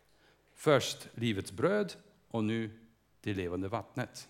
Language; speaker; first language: Swedish; non-native, fluent; English